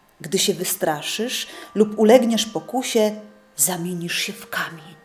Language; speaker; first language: Polish; native; Polish